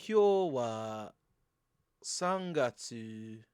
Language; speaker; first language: Japanese; non-native, learner; English